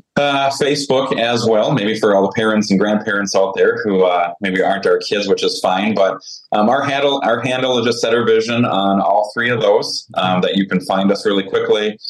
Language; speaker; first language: English; native; English